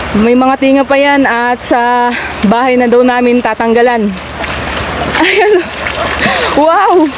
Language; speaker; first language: Filipino; native; Filipino